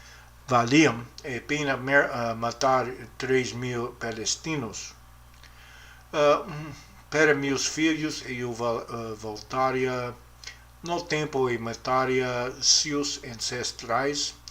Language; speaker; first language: Portuguese; non-native, learner; English